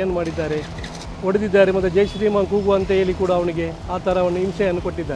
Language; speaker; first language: Kannada; native; Kannada